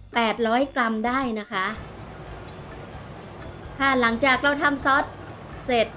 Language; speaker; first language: Thai; native; Thai